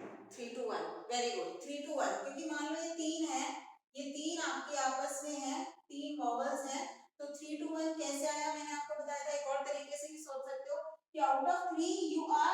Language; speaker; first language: Hindi; native; Hindi